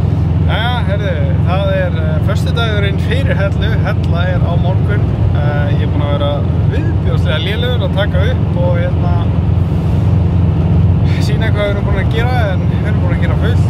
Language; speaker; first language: Icelandic; native; Icelandic